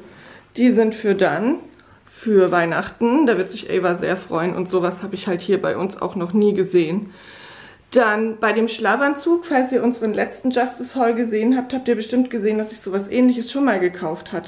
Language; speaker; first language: German; native; German